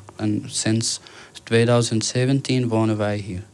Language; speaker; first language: Dutch; non-native, fluent; Arabic